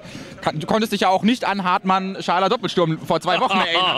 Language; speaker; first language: German; native; German